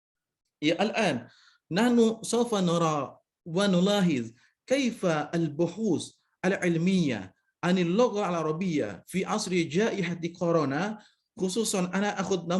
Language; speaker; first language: Arabic; non-native, fluent; Indonesian